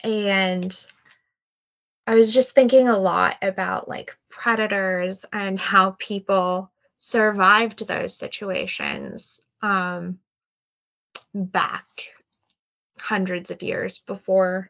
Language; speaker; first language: English; native; English